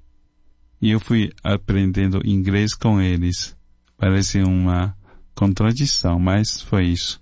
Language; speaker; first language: Portuguese; non-native, fluent; Chinese